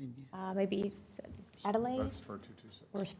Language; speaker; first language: English; native; English